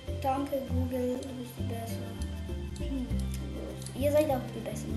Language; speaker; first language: German; non-native, learner; Portuguese